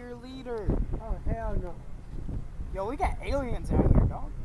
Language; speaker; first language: English; native; English